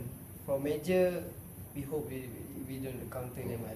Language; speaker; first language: English; non-native, local second language; Malay